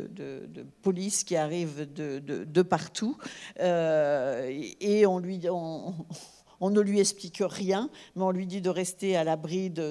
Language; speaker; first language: French; native; French